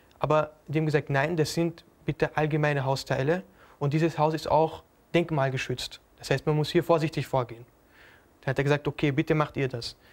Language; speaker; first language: German; native; German